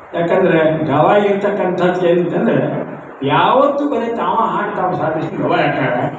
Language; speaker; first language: Kannada; native; Kannada